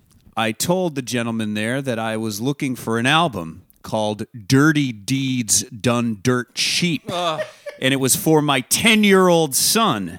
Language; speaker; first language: English; native; English